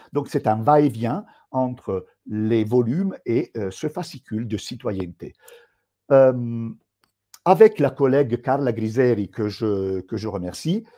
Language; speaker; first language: French; non-native, fluent; Italian